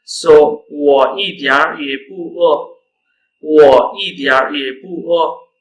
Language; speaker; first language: Chinese; non-native, fluent; Urdu